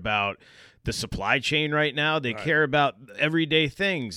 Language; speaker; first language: English; native; English